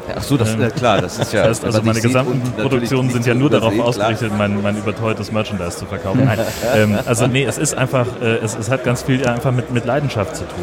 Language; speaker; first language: German; native; German